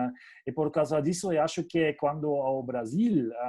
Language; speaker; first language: Portuguese; non-native, fluent; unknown